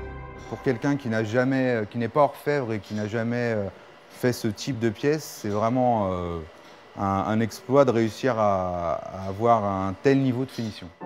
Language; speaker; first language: French; native; French